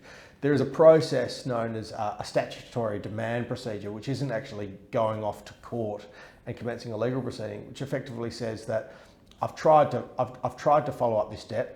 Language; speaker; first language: English; native; English